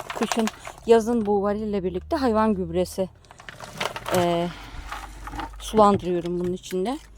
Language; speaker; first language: Turkish; native; Turkish